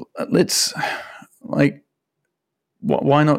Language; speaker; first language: English; native; English